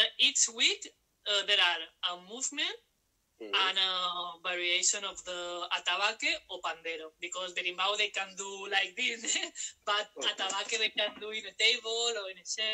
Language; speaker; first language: English; non-native, learner; Spanish